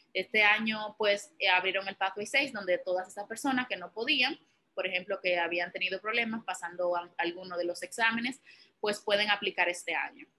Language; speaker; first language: Spanish; native; Spanish